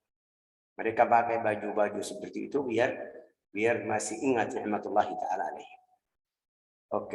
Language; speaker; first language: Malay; non-native, fluent; Arabic